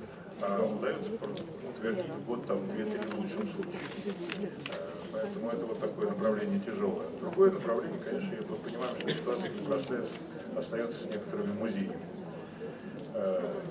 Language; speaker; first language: Russian; native; Russian